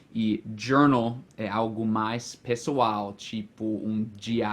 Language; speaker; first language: Portuguese; non-native, fluent; English